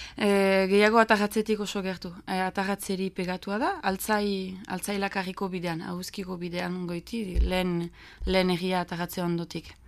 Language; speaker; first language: Basque; native; Basque